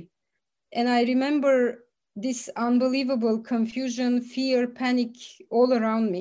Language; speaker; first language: English; early bilingual, other home language; Bulgarian